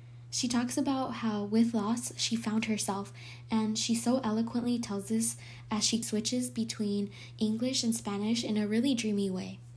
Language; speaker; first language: English; early bilingual, other home language; Spanish